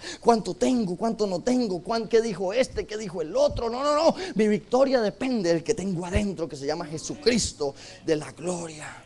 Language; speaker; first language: Spanish; native; Spanish